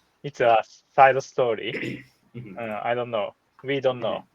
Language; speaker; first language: English; non-native, learner; Japanese